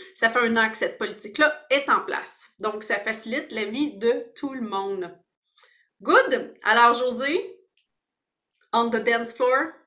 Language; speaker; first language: French; native; French